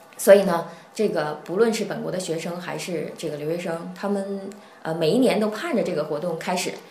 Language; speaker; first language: Chinese; native; Chinese